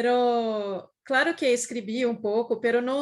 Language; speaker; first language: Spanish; non-native, fluent; Portuguese